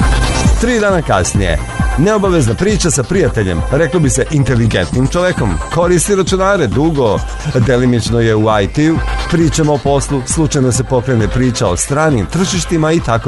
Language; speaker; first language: Serbian; native; Serbian